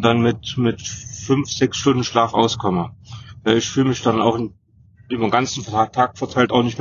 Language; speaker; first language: German; native; German